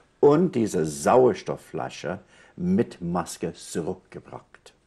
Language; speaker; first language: German; non-native, fluent; English